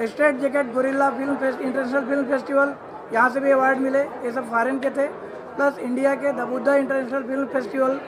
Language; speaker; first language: Hindi; native; Hindi